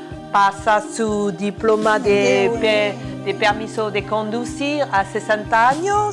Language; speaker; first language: Spanish; non-native, learner; French